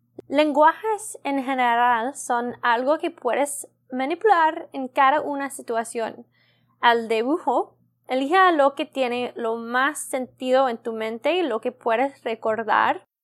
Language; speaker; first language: Spanish; non-native, learner; English